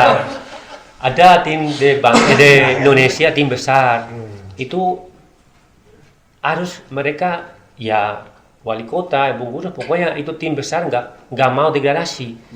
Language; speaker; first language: Indonesian; non-native, learner; Spanish